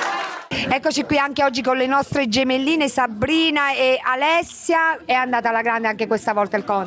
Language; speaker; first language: Italian; native; Italian